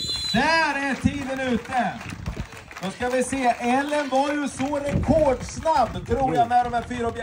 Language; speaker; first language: Swedish; native; Swedish